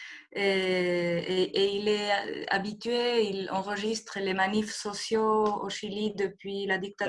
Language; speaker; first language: French; non-native, fluent; Spanish